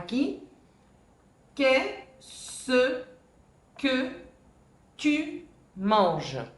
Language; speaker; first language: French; non-native, fluent; Spanish